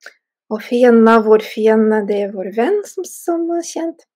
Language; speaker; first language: Norwegian; non-native, fluent; Russian